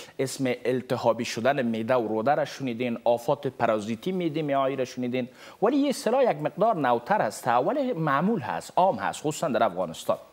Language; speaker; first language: Persian; native; Persian